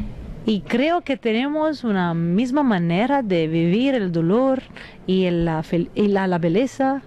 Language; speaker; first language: Spanish; non-native, fluent; Italian